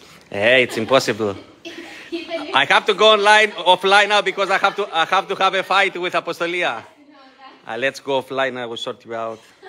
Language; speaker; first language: English; non-native, fluent; Greek